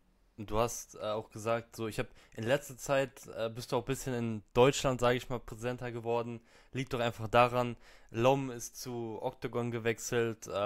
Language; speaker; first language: German; native; German